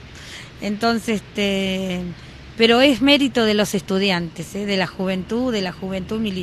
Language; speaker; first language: Spanish; native; Spanish